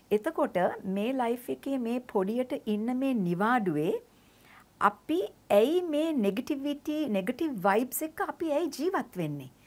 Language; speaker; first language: Sinhala; native; Sinhala